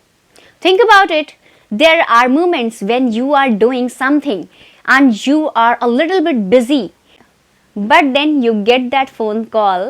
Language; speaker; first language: English; non-native, fluent; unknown